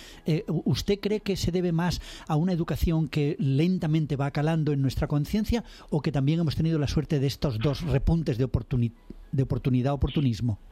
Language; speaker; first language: Spanish; native; Spanish